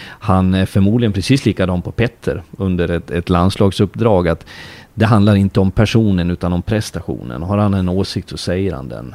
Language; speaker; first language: Swedish; native; Swedish